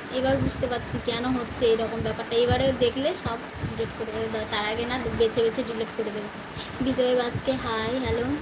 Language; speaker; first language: Bangla; non-native, local second language; Santali